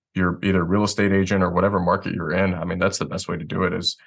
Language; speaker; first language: English; native; English